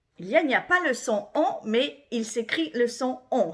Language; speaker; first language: French; native; French